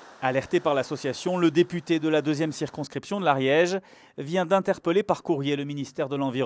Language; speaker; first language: French; native; French